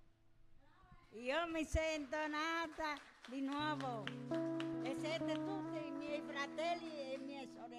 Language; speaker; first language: Italian; non-native, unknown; Spanish